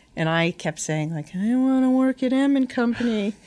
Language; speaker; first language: English; native; English